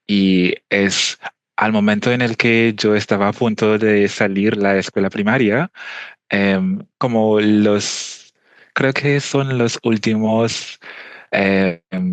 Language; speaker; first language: Spanish; non-native, fluent; English